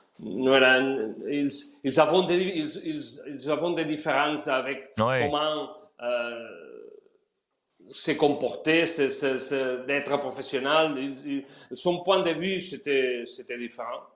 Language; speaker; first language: French; non-native, learner; Spanish